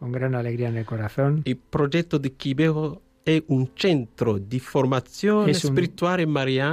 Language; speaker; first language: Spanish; non-native, learner; Italian